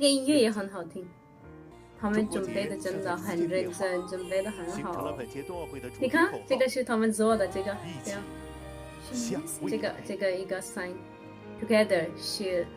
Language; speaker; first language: Chinese; non-native, fluent; Urdu